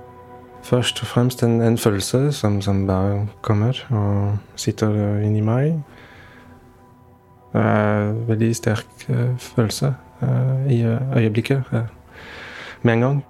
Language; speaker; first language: Norwegian; non-native, fluent; French